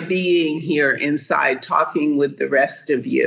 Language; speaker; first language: English; native; English